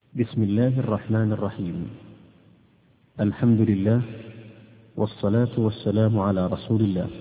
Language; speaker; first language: Arabic; native; Arabic